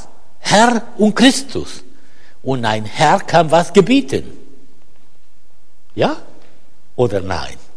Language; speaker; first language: German; non-native, fluent; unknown